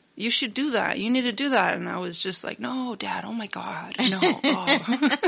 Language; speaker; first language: English; native; English